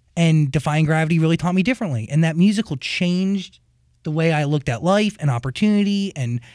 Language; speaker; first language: English; native; English